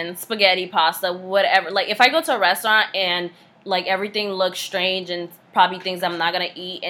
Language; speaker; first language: English; non-native, fluent; Haitian Creole